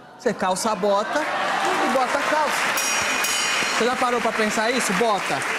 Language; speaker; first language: Portuguese; native; Portuguese